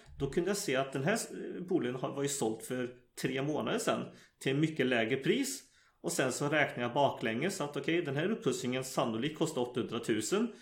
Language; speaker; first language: Swedish; native; Swedish